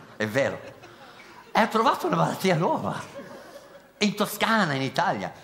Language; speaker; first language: Italian; non-native, fluent; English